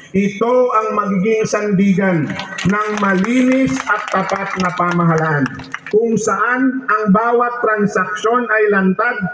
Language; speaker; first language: Filipino; non-native, local second language; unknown